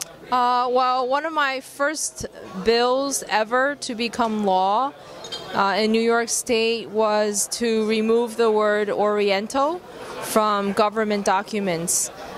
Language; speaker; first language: English; early bilingual, other home language; Chinese